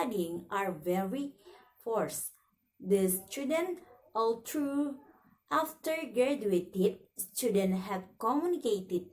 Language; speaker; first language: English; non-native, learner; Indonesian